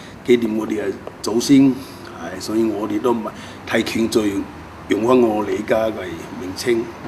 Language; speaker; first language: Cantonese; non-native, local second language; Min Nan Chinese